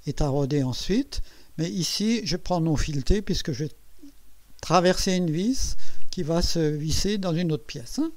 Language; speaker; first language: French; native; French